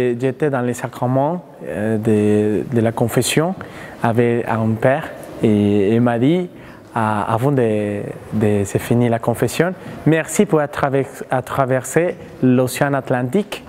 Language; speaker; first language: French; non-native, fluent; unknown